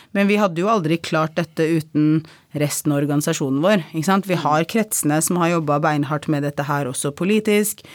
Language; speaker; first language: Norwegian; early bilingual, other home language; Arabic